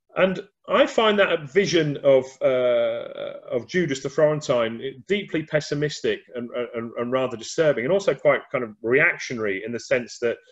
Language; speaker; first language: English; native; English